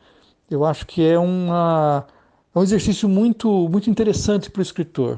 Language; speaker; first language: Portuguese; native; Portuguese